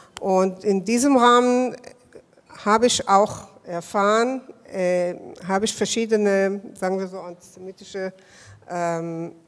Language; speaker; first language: German; non-native, fluent; Hebrew